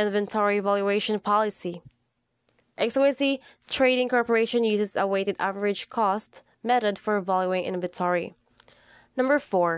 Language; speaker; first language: English; non-native, local second language; Cebuano